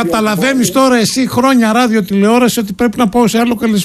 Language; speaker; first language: Greek; native; Greek